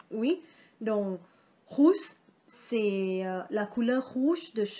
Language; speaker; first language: French; non-native, fluent; Thai